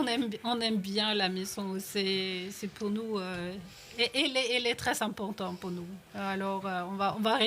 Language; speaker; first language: French; non-native, fluent; Norwegian